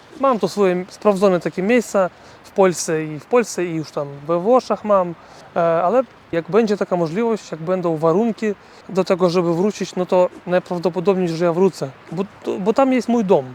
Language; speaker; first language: Polish; non-native, learner; Russian